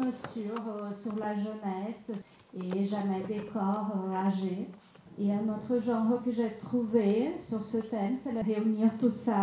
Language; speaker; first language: French; non-native, fluent; Portuguese